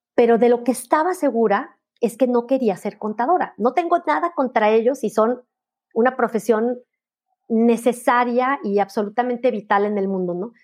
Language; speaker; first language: Spanish; native; Spanish